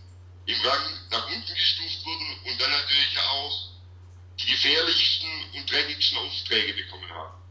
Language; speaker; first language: German; native; German